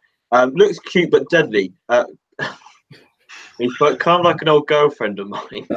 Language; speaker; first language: English; native; English